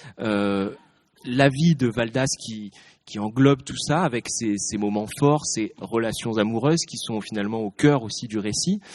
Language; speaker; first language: French; native; French